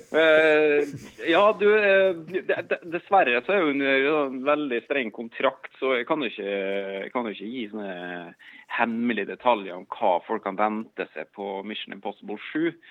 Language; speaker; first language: Norwegian; native; Norwegian